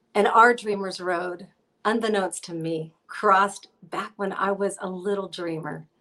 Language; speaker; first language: English; native; English